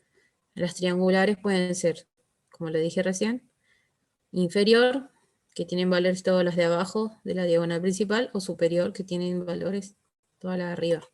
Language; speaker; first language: Spanish; native; Spanish